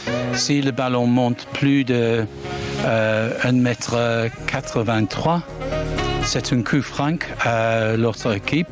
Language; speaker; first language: French; non-native, learner; English